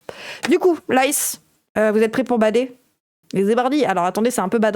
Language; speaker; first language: French; native; French